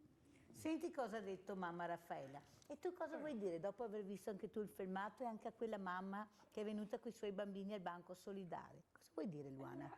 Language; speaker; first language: Italian; native; Italian